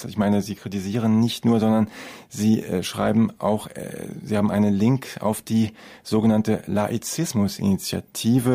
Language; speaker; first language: German; native; German